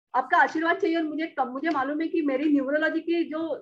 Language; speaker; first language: Hindi; non-native, local second language; Marathi